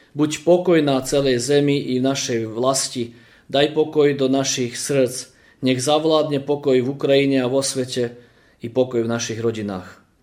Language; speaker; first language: Slovak; early bilingual, heritage; Slovak